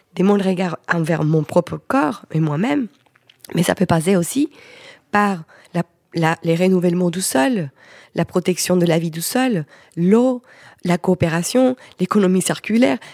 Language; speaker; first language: French; non-native, fluent; Spanish